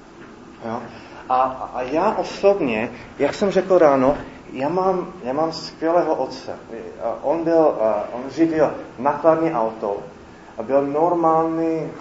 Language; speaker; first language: Czech; non-native, fluent; English